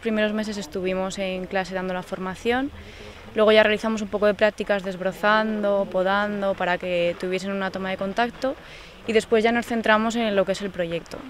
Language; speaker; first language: Spanish; native; Spanish